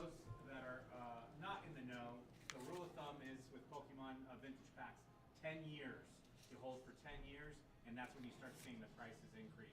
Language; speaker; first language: English; native; English